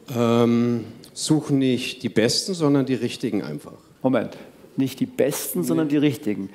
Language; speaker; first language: German; native; German